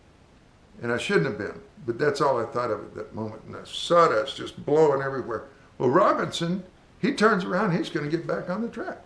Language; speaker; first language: English; native; English